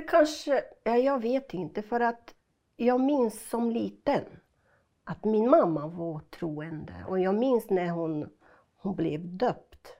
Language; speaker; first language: Swedish; non-native, fluent; Portuguese